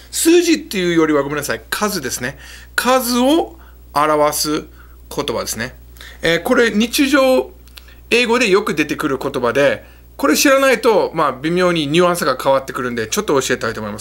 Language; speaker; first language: Japanese; early bilingual, heritage; Japanese